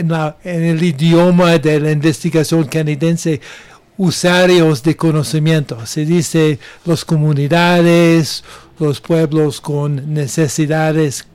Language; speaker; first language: Spanish; non-native, learner; English